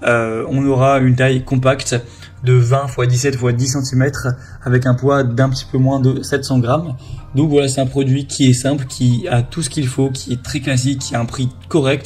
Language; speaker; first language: French; native; French